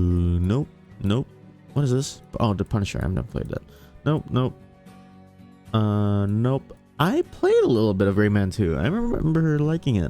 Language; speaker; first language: English; native; English